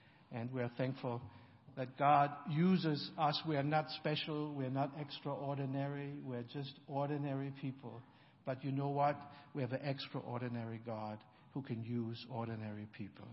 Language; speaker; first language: English; non-native, fluent; German